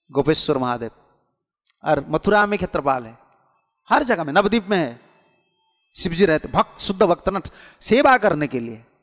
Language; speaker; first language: Hindi; non-native, local second language; Odia